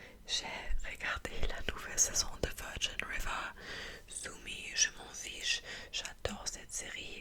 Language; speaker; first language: French; non-native, fluent; German